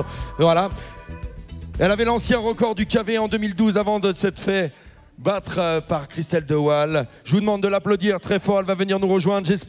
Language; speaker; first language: French; native; French